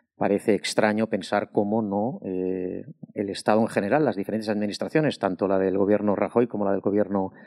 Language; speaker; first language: Spanish; non-native, local second language; Catalan